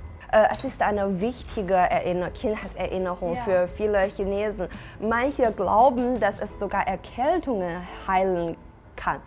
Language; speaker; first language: German; non-native, fluent; Chinese